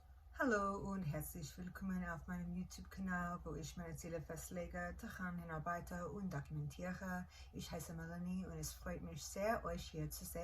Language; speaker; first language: German; non-native, learner; English